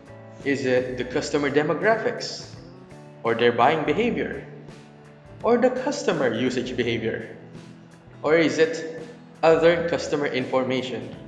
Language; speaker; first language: English; non-native, local second language; Filipino